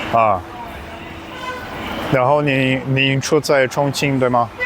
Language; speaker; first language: Chinese; non-native, fluent; Portuguese